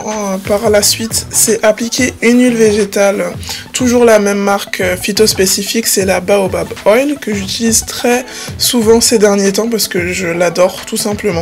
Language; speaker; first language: French; native; French